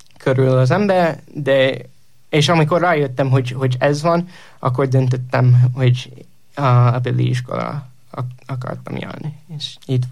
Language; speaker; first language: Hungarian; non-native, learner; English